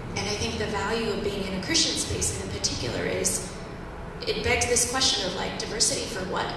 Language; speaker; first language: English; native; English